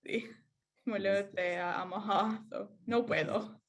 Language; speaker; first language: Spanish; non-native, learner; English